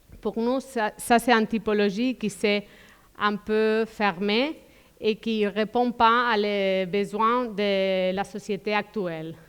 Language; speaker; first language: French; non-native, fluent; Spanish